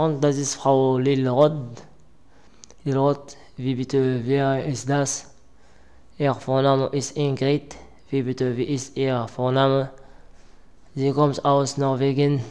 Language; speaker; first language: German; non-native, learner; Arabic